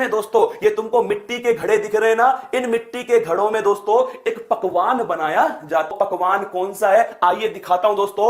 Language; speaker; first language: Hindi; native; Hindi